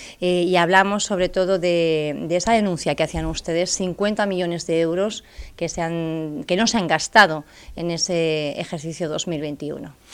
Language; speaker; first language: Spanish; native; Spanish